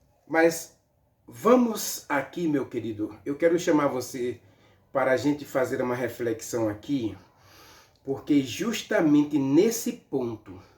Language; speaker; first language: Portuguese; native; Portuguese